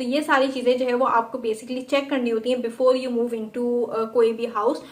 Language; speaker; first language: Urdu; native; Urdu